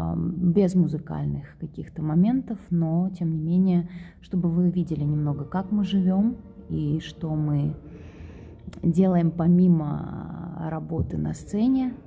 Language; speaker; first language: Russian; native; Russian